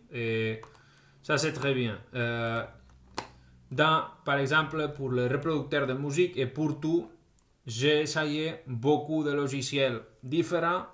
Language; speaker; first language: French; non-native, fluent; Spanish